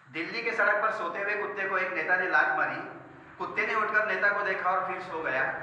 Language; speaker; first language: Hindi; non-native, local second language; Marathi